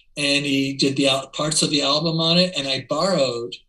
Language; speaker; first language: English; native; English